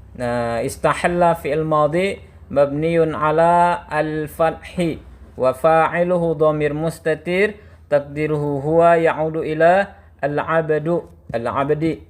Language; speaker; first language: Arabic; non-native, fluent; Indonesian